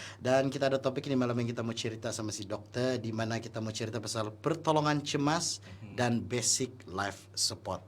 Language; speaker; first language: Malay; native; Malay